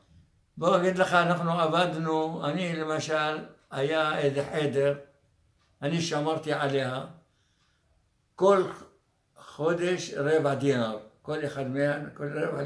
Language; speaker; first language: Hebrew; non-native, fluent; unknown